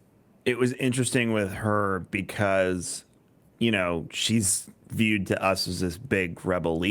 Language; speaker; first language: English; native; English